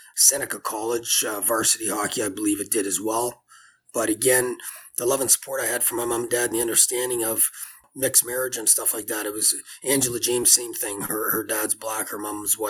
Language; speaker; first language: English; native; English